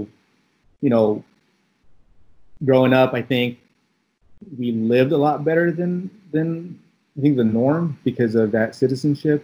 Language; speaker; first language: English; early bilingual, other home language; Filipino